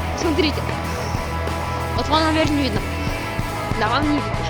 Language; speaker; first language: Russian; non-native, local second language; Ukrainian